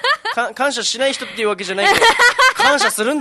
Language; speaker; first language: Japanese; native; Japanese